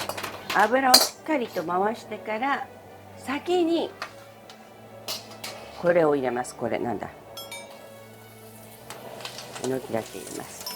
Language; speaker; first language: Japanese; early bilingual, other home language; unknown